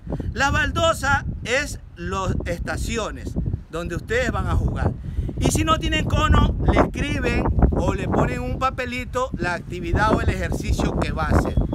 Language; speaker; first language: Spanish; native; Spanish